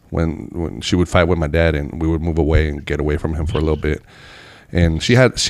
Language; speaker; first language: English; early bilingual, other home language; Spanish